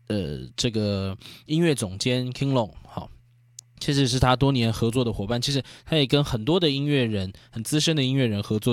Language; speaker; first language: Chinese; native; Chinese